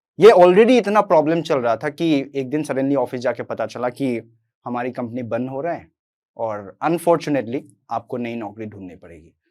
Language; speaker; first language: Hindi; non-native, local second language; Assamese